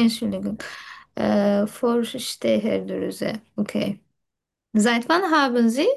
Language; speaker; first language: German; non-native, learner; Turkish